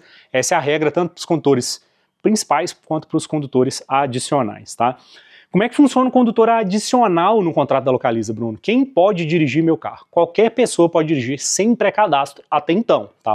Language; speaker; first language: Portuguese; native; Portuguese